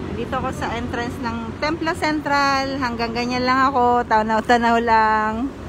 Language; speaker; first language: Filipino; native; Filipino